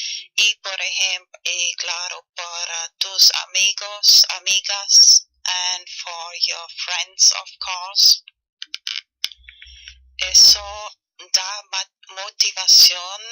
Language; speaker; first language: Spanish; non-native, fluent; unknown